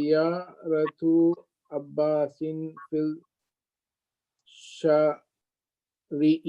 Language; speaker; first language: Arabic; non-native, learner; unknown